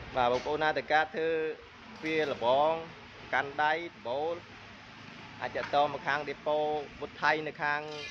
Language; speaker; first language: Khmer; native; Khmer